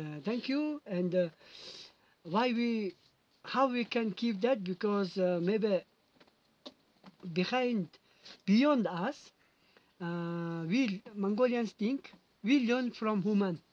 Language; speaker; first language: English; non-native, learner; Mongolian